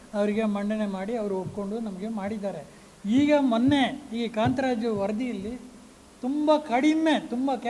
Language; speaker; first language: Kannada; non-native, local second language; Tamil